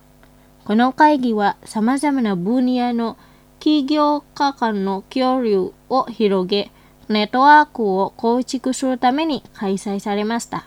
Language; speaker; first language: Japanese; non-native, fluent; Indonesian